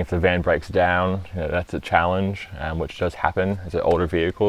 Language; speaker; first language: English; early bilingual, other home language; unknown